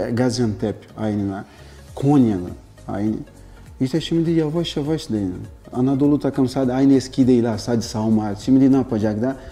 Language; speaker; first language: Turkish; non-native, learner; Portuguese